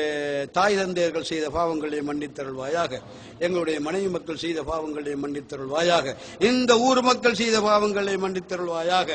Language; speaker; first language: Tamil; native; Tamil